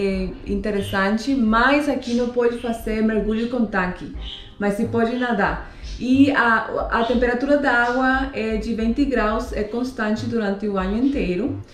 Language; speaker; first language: Portuguese; non-native, fluent; Spanish